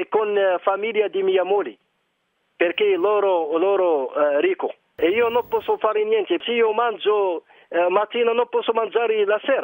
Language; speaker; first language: Italian; non-native, learner; Arabic